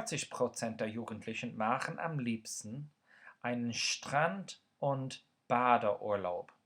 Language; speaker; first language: German; non-native, fluent; Irish